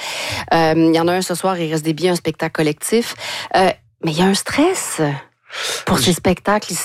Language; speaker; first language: French; native; French